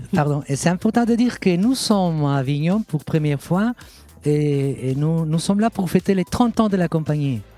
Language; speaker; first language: French; non-native, fluent; Catalan